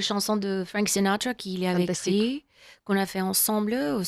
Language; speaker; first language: French; non-native, learner; English